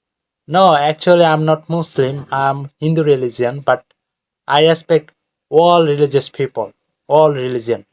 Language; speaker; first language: English; non-native, fluent; Bangla